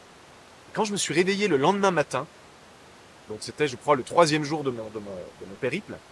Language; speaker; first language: French; native; French